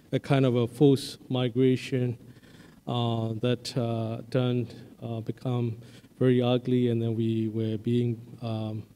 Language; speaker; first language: English; non-native, fluent; Burmese